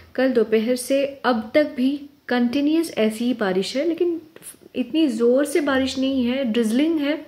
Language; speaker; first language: Hindi; non-native, local second language; Urdu